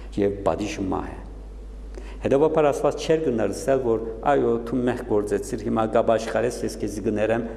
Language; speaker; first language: Armenian; native; Armenian